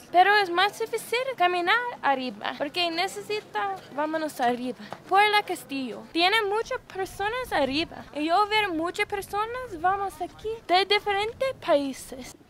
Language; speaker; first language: Spanish; non-native, learner; English